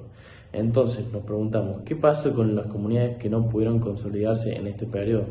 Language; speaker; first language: Spanish; native; Spanish